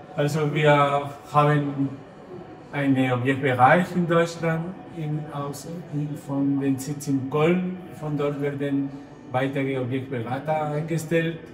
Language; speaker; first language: German; non-native, learner; Spanish